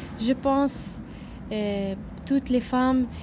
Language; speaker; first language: French; non-native, learner; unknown